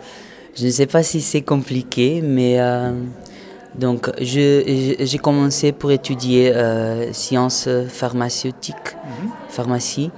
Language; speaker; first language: French; non-native, fluent; Portuguese